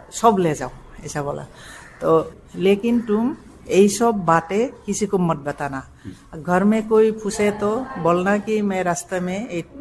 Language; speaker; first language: Hindi; non-native, local second language; Bodo